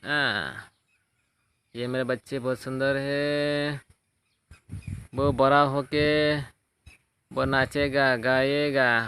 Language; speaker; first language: Hindi; non-native, local second language; Kok Borok